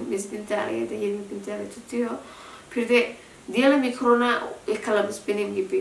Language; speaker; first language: Turkish; non-native, learner; Indonesian